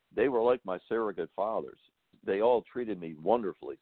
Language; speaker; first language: English; native; English